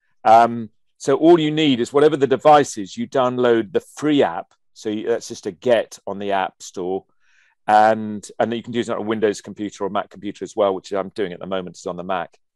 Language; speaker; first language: English; native; English